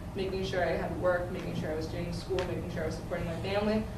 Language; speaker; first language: English; native; English